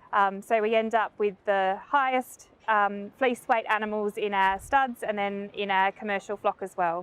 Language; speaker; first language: English; native; English